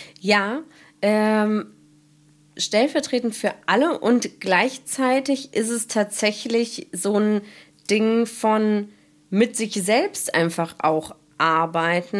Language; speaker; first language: German; native; German